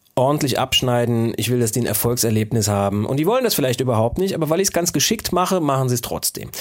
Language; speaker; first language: German; native; German